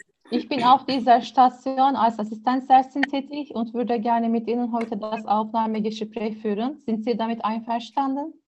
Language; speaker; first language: German; non-native, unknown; Turkish